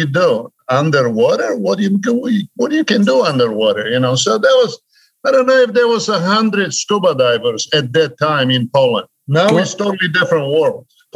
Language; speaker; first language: English; non-native, fluent; Polish